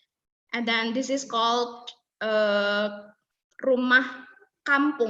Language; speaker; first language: English; non-native, fluent; Indonesian